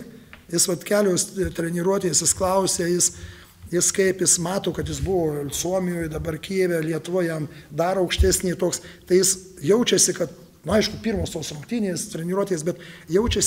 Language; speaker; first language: Lithuanian; native; Lithuanian